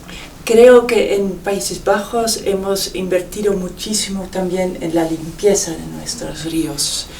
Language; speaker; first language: Spanish; non-native, fluent; Dutch